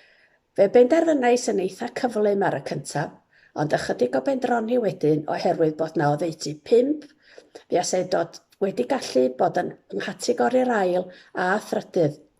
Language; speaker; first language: Welsh; native; Welsh